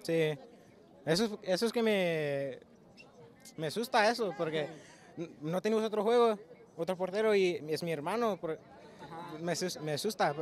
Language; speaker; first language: Spanish; early bilingual, heritage; Spanish